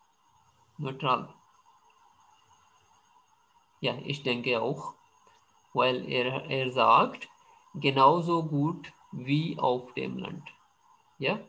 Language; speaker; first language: German; non-native, fluent; Urdu